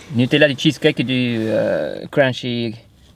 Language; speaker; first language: French; non-native, local second language; Arabic